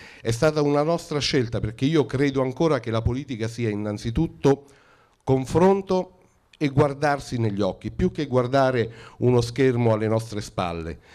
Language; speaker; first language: Italian; native; Italian